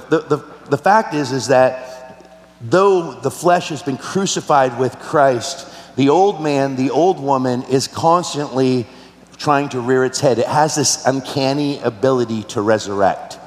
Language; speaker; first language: English; native; English